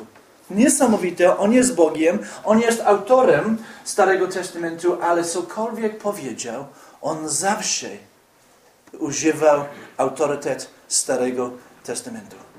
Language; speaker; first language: Polish; non-native, fluent; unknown